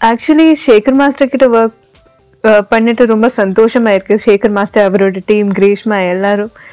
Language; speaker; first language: Tamil; non-native, learner; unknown